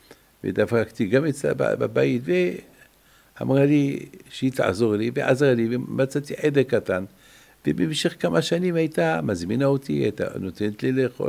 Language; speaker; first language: Hebrew; non-native, fluent; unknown